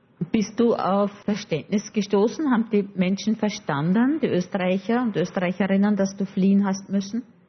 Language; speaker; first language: German; native; German